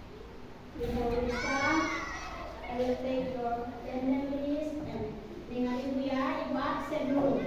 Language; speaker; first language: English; non-native, learner; Indonesian